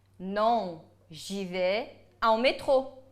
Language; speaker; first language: French; non-native, fluent; Ukrainian